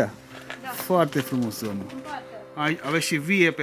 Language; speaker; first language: Romanian; non-native, learner; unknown